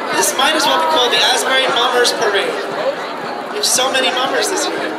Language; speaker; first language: English; native; English